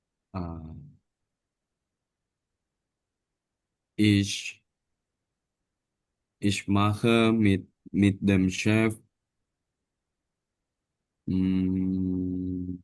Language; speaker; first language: German; non-native, learner; Indonesian